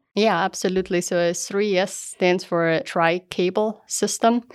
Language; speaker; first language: English; non-native, fluent; German